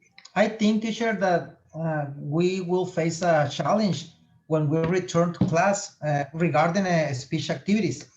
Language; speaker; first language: English; non-native, fluent; Spanish